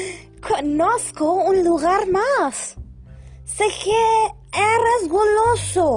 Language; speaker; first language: Spanish; non-native, learner; Hindi